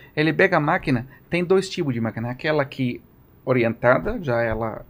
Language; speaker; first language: Portuguese; non-native, learner; Arabic